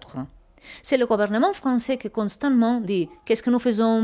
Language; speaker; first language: French; non-native, fluent; Spanish